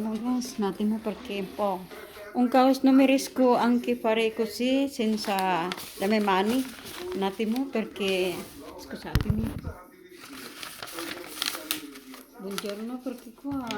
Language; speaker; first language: Italian; non-native, learner; Cebuano